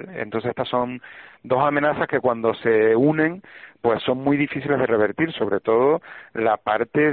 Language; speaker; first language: Spanish; native; Spanish